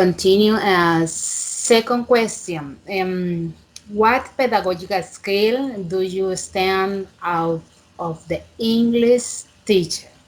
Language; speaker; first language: English; non-native, learner; Spanish